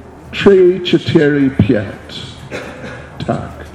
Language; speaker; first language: Russian; non-native, learner; English